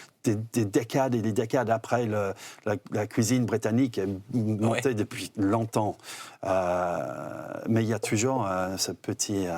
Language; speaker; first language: French; non-native, fluent; English